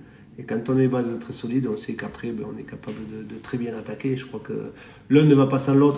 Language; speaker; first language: French; native; French